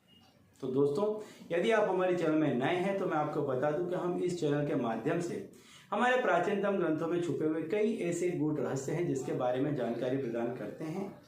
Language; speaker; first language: Hindi; native; Hindi